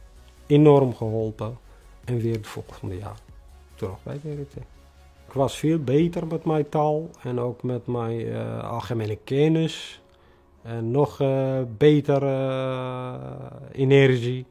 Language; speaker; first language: Dutch; non-native, fluent; Tigrinya